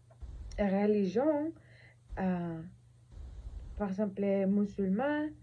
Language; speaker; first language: French; non-native, learner; Spanish